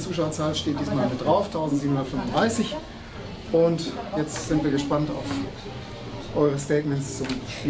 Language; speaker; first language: German; native; German